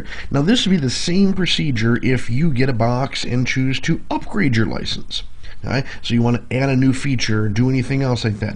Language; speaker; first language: English; native; English